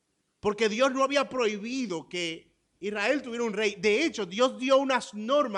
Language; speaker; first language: Spanish; native; Spanish